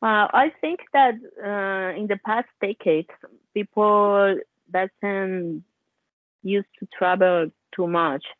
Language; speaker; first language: English; non-native, learner; Spanish